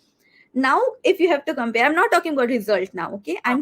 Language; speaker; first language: English; non-native, local second language; Hindi